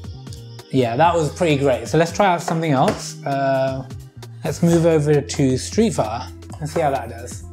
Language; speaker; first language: English; native; English